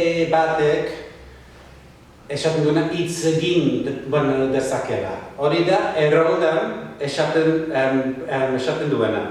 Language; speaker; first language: Basque; non-native, fluent; English